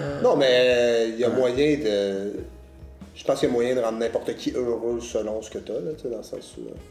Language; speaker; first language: French; native; French